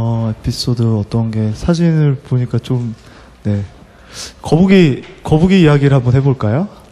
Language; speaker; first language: Korean; native; Korean